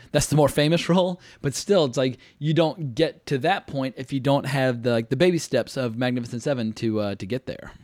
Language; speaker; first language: English; native; English